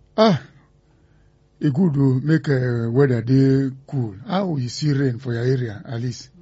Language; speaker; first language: Nigerian Pidgin; non-native, local second language; Igbo